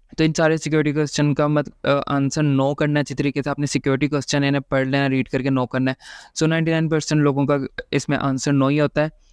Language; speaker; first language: Urdu; native; Urdu